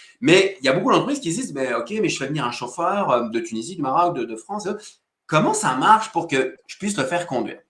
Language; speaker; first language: French; native; French